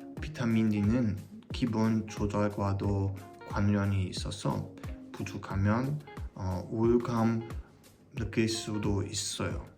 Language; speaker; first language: Korean; non-native, learner; German